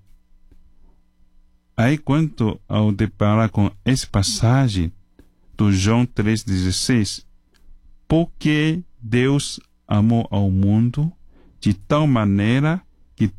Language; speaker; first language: Portuguese; non-native, fluent; Chinese